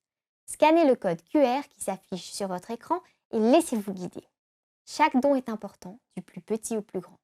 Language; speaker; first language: French; native; French